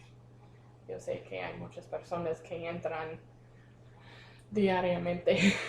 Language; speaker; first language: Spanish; non-native, learner; English